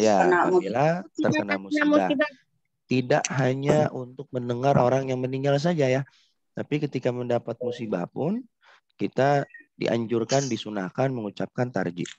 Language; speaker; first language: Indonesian; native; Indonesian